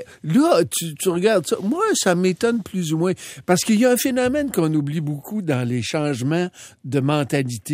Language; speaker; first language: French; native; French